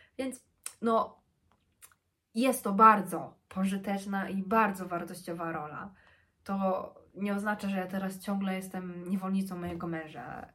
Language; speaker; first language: Polish; early bilingual, heritage; Polish